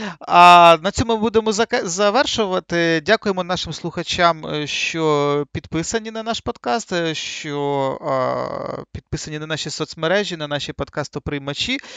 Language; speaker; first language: Ukrainian; native; Ukrainian